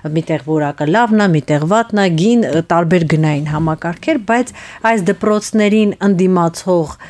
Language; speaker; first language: Armenian; native; Armenian